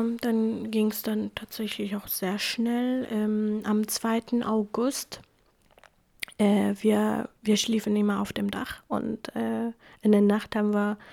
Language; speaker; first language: German; non-native, fluent; Kurdish